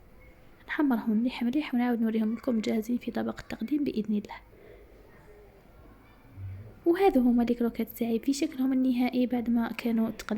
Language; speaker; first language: Arabic; native; Arabic